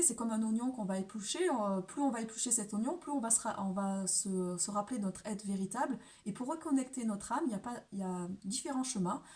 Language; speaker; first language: French; native; French